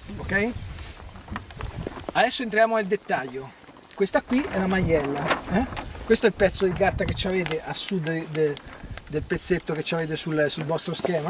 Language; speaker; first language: Italian; native; Italian